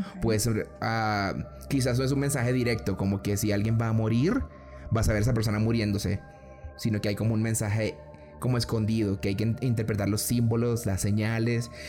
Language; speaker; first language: Spanish; native; Spanish